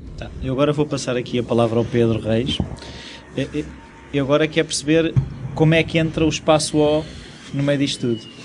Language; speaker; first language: Portuguese; native; Portuguese